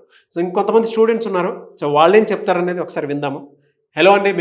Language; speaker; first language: Telugu; native; Telugu